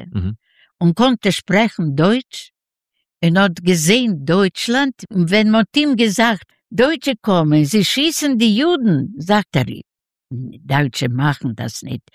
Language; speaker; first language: German; non-native, learner; Yiddish